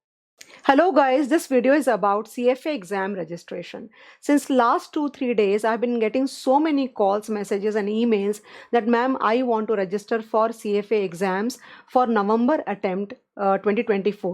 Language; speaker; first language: English; non-native, local second language; Hindi